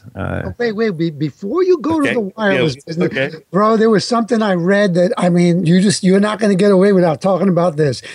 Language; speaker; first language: English; early bilingual, other home language; Italian